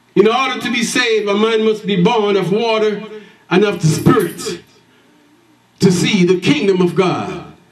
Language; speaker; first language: English; native; English